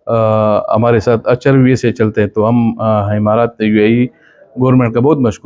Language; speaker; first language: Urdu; non-native, local second language; Pashto